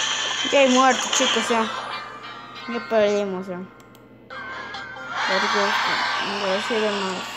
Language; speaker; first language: Spanish; native; Spanish